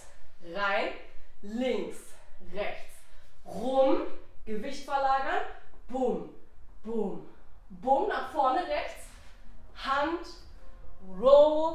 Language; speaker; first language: German; native; German